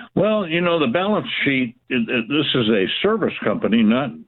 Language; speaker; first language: English; native; English